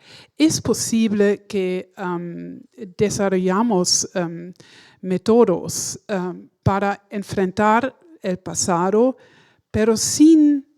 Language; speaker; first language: Spanish; non-native, learner; German